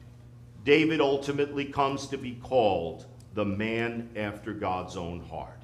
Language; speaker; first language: English; native; English